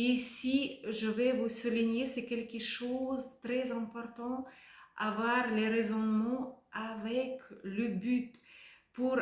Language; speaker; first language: French; non-native, fluent; Russian